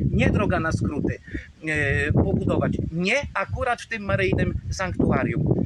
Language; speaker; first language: Polish; native; Polish